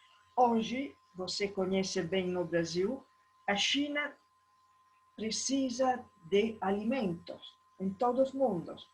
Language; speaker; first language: Portuguese; non-native, learner; Italian